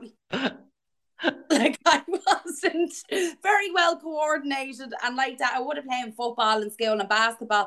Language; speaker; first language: English; native; English